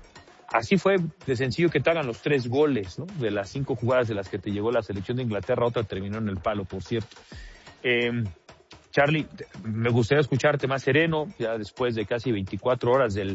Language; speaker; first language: Spanish; native; Spanish